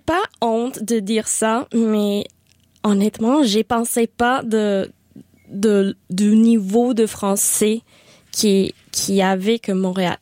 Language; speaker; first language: French; non-native, local second language; Spanish